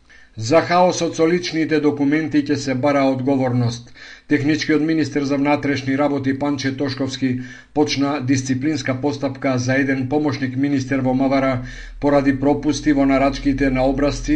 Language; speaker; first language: Macedonian; native; Macedonian